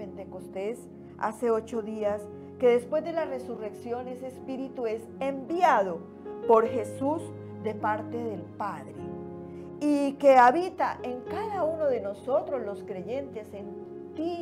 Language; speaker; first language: Spanish; native; Spanish